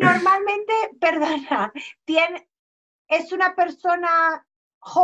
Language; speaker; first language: Italian; non-native, learner; Spanish